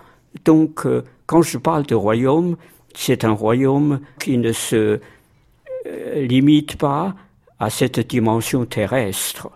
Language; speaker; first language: French; non-native, fluent; Chinese